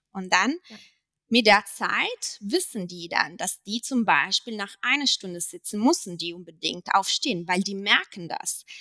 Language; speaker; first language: German; non-native, fluent; Italian